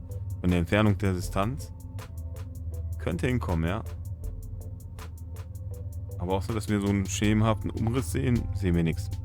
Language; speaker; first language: German; native; German